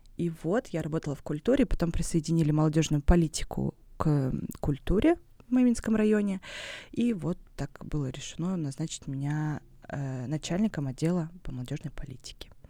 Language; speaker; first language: Russian; native; Russian